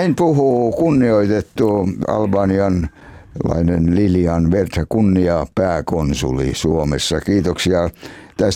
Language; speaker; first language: Finnish; native; Finnish